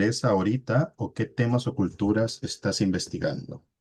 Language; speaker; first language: Spanish; native; Spanish